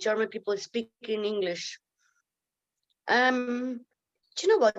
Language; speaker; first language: English; non-native, fluent; Lithuanian